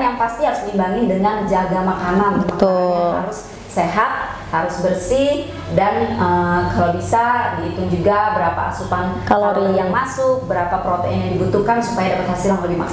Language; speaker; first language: Indonesian; native; Indonesian